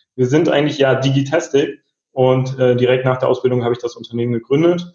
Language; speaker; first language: German; native; German